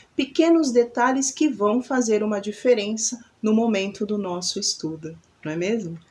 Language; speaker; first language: Portuguese; native; Portuguese